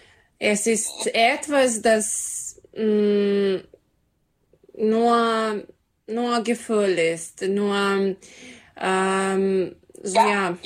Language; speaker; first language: German; non-native, learner; Serbian